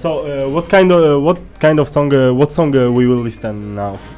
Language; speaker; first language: English; non-native, learner; Italian